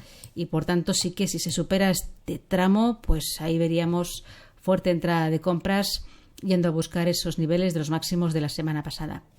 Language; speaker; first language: Spanish; native; Spanish